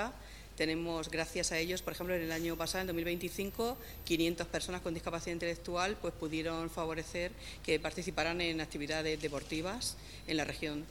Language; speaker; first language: Spanish; native; Spanish